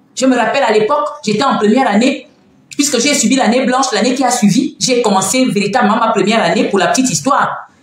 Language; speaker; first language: French; non-native, local second language; Fang